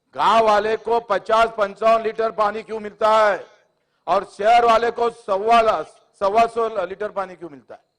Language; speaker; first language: Hindi; non-native, local second language; Marathi